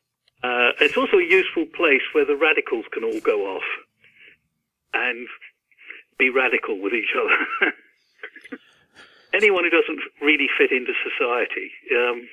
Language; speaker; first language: English; native; English